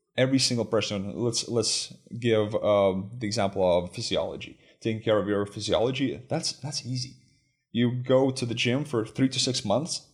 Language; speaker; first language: English; non-native, fluent; Lithuanian